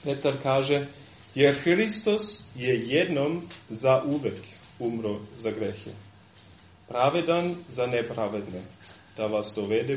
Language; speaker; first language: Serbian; non-native, fluent; German